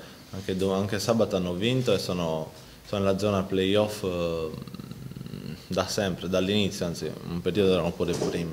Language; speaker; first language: Italian; native; Italian